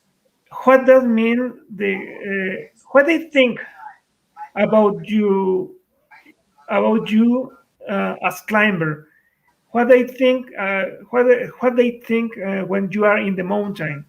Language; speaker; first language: English; non-native, fluent; Spanish